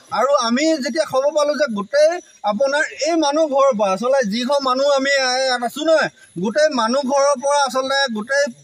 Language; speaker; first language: Assamese; native; Assamese